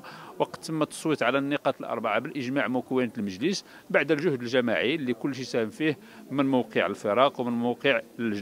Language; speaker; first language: Arabic; native; Arabic